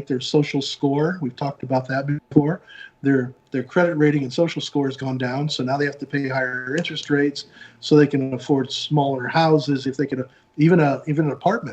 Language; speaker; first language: English; native; English